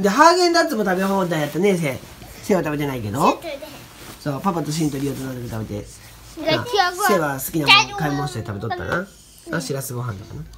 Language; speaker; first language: Japanese; native; Japanese